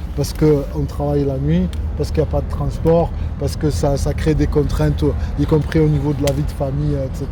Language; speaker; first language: French; native; French